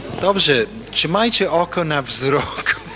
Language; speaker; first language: Polish; non-native, fluent; English